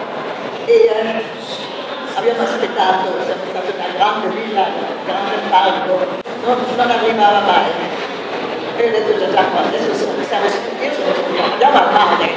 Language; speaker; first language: Italian; non-native, fluent; German